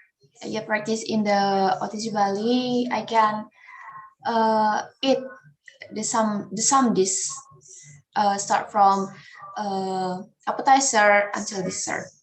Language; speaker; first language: English; non-native, learner; Indonesian